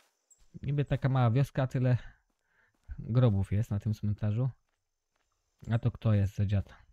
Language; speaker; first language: Polish; native; Polish